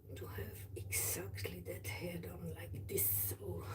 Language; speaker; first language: English; non-native, learner; German